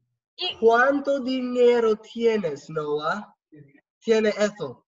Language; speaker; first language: Spanish; non-native, learner; English